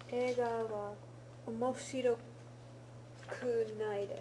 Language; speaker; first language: Japanese; non-native, learner; English